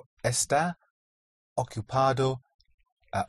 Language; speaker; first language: Spanish; non-native, learner; English